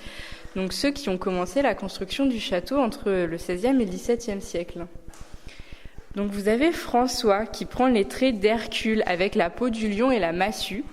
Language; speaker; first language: French; native; French